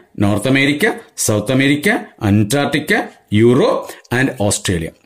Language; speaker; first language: English; non-native, local second language; Malayalam